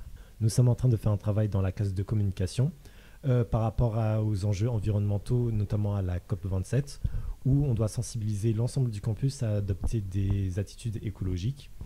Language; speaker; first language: French; native; French